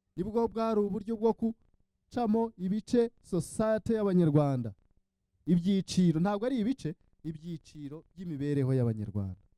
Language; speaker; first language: Kinyarwanda; early bilingual, heritage; Kinyarwanda